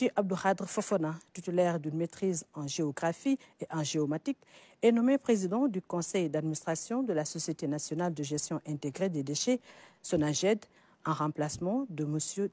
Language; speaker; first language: French; non-native, local second language; Wolof